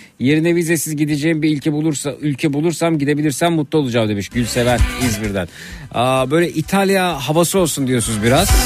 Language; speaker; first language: Turkish; native; Turkish